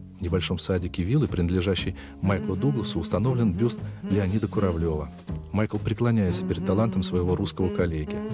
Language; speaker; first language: Russian; native; Russian